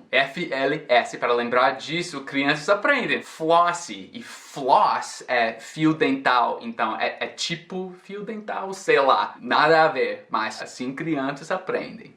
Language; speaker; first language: Portuguese; non-native, fluent; English